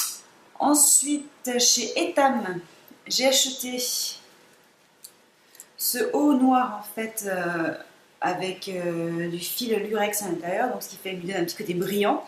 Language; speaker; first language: French; native; French